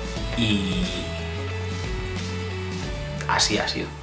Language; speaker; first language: Spanish; early bilingual, other home language; Italian